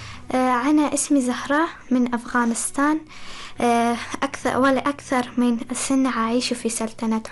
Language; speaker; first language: Arabic; non-native, learner; Persian